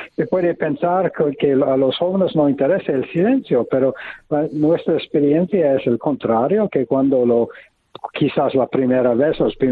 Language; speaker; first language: Spanish; non-native, fluent; English